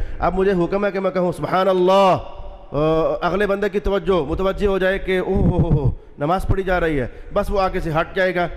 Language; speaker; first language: Urdu; non-native, local second language; Punjabi